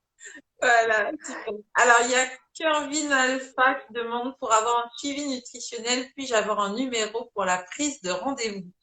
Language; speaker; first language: French; native; French